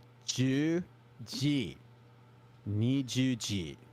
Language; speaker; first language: Japanese; non-native, learner; English